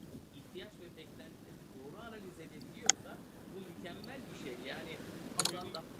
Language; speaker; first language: Turkish; native; Turkish